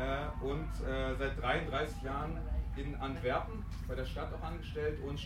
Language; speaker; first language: German; native; German